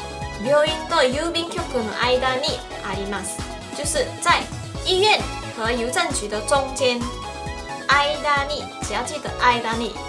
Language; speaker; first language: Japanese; non-native, local second language; Chinese